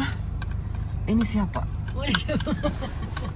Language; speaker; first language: Indonesian; non-native, learner; Urdu